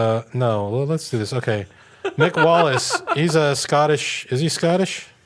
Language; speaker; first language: English; native; English